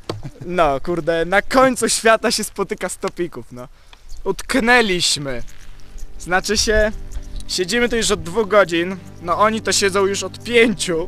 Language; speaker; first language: Polish; native; Polish